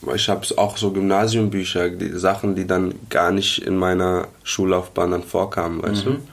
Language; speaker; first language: German; early bilingual, other home language; Arabic